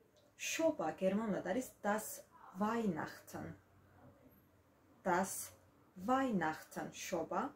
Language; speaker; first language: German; non-native, fluent; Georgian